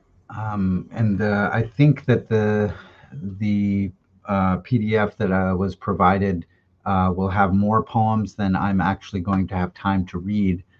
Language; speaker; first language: English; early bilingual, other home language; Russian